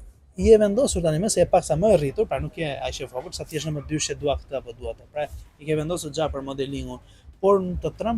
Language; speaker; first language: Albanian; native; Albanian